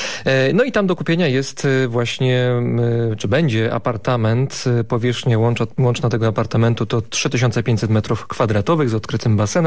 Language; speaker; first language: Polish; native; Polish